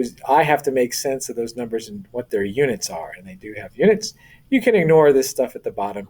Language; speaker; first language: English; native; English